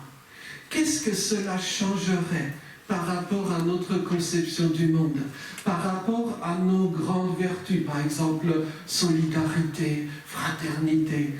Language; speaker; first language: French; native; French